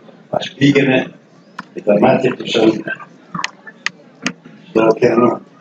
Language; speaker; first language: Greek; non-native, fluent; Serbian